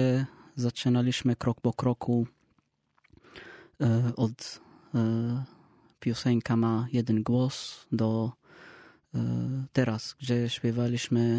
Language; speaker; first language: Polish; non-native, learner; Arabic